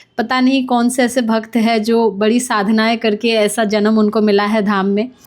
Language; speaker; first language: Hindi; non-native, local second language; Bangla